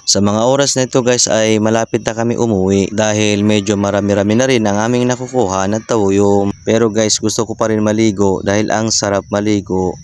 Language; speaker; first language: Filipino; non-native, local second language; Cebuano